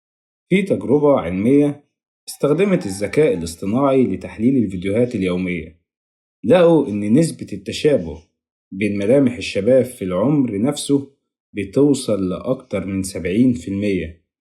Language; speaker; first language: Arabic; native; Arabic